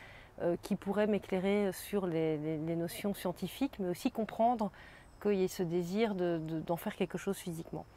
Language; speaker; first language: French; native; French